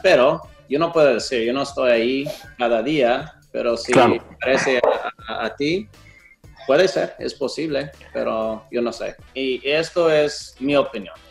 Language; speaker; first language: Spanish; non-native, fluent; English